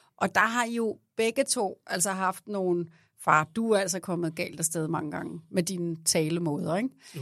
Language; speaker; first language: Danish; native; Danish